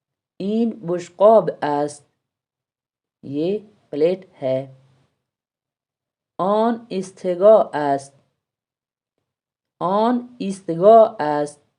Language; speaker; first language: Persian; non-native, fluent; Urdu